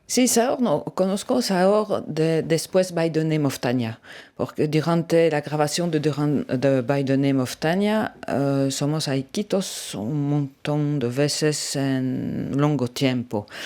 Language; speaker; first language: Spanish; non-native, learner; French